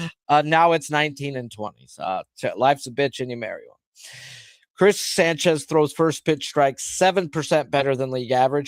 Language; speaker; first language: English; native; English